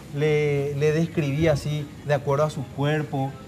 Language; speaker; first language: Spanish; native; Spanish